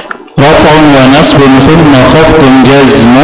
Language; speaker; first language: Arabic; non-native, fluent; Indonesian